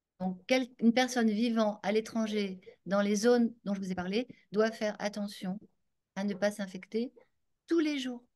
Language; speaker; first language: French; native; French